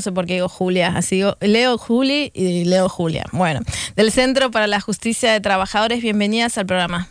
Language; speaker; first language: Spanish; native; Spanish